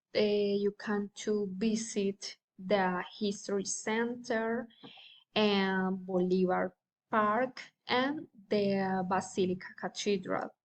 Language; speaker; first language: English; non-native, learner; Spanish